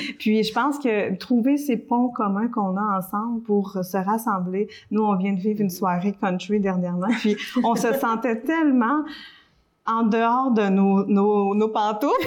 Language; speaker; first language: French; early bilingual, other home language; Spanish